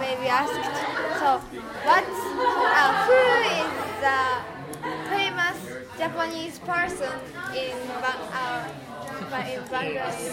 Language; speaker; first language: English; non-native, learner; Japanese